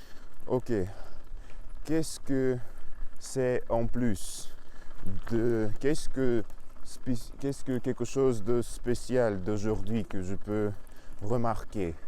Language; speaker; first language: French; non-native, learner; Russian